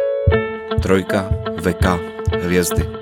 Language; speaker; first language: Czech; native; Czech